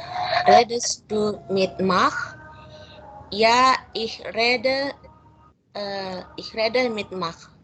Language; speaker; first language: German; non-native, learner; Indonesian